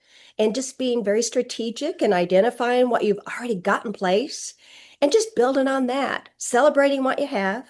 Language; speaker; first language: English; native; English